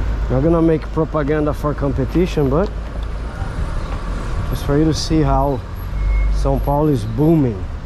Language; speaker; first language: English; non-native, fluent; Portuguese